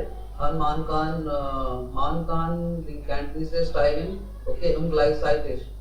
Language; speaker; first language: German; non-native, learner; Hindi